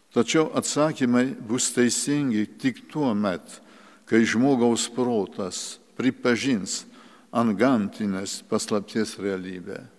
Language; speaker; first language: Lithuanian; early bilingual, heritage; Lithuanian